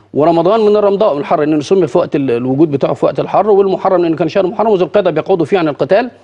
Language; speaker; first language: Arabic; native; Arabic